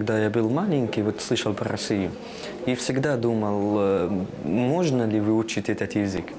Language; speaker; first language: Russian; non-native, fluent; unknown